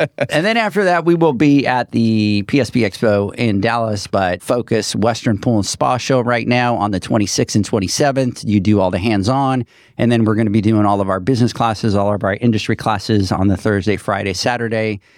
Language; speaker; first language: English; native; English